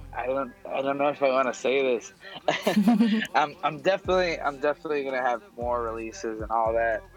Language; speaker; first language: English; non-native, fluent; Spanish